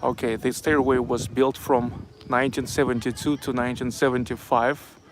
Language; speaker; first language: English; non-native, fluent; Russian